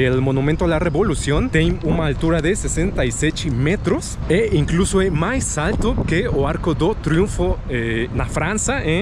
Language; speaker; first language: Portuguese; non-native, fluent; Spanish